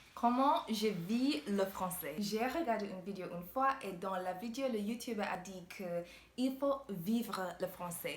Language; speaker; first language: French; non-native, learner; English